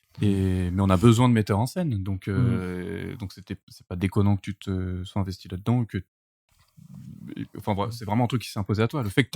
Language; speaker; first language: French; native; French